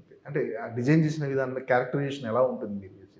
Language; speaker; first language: Telugu; native; Telugu